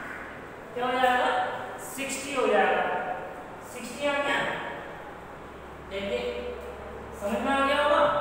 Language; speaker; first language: Hindi; native; Hindi